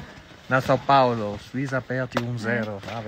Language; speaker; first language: Portuguese; non-native, learner; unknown